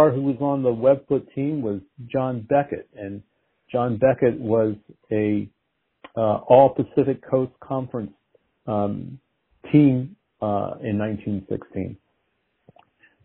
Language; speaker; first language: English; native; English